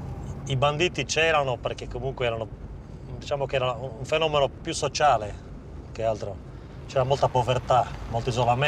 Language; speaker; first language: Italian; native; Italian